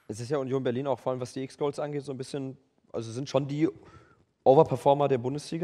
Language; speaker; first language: German; native; German